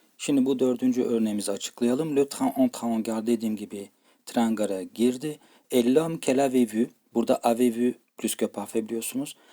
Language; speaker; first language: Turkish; native; Turkish